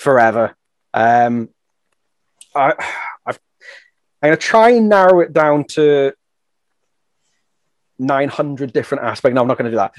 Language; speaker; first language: English; native; English